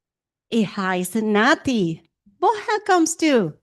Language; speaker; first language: German; non-native, learner; Spanish